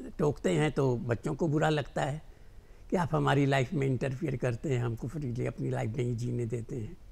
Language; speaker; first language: Hindi; native; Hindi